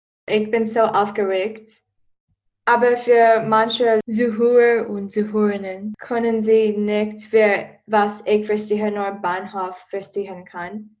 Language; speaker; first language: German; non-native, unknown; Chinese